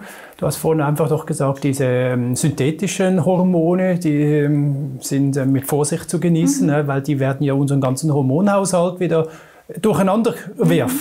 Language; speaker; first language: German; native; German